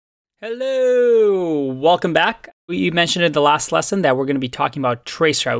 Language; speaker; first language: English; native; English